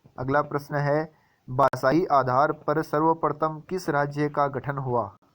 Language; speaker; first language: Hindi; native; Hindi